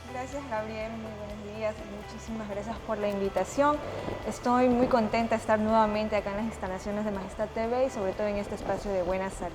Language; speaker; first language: Spanish; native; Spanish